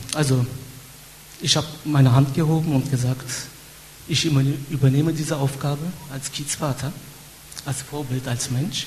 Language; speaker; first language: German; non-native, fluent; Turkish